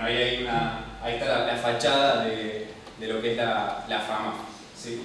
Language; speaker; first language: Spanish; native; Spanish